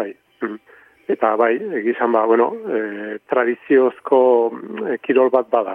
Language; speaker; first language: Basque; native; Basque